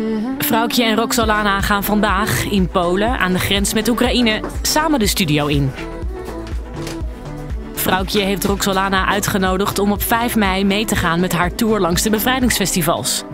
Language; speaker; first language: Dutch; native; Dutch